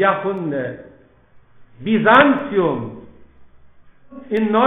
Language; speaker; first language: German; non-native, fluent; Polish